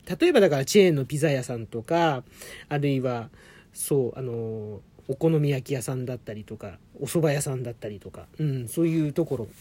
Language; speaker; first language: Japanese; native; Japanese